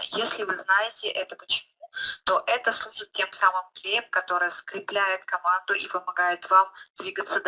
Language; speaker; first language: Russian; native; Russian